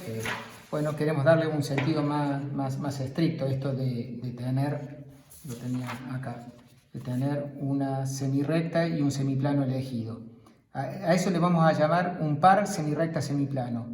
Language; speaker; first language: Spanish; native; Spanish